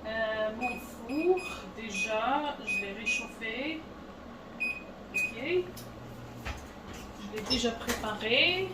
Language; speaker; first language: French; non-native, fluent; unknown